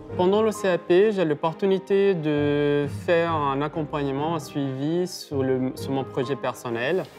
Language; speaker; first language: French; non-native, fluent; Portuguese